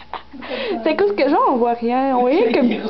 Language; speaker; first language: French; native; French